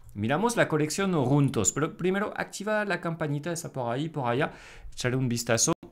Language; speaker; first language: Spanish; non-native, fluent; French